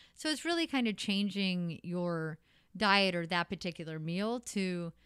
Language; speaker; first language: English; native; English